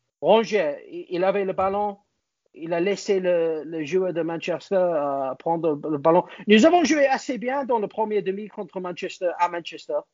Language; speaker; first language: French; non-native, learner; English